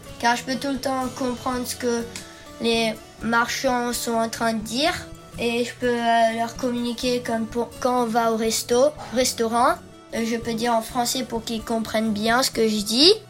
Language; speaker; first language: French; early bilingual, heritage; French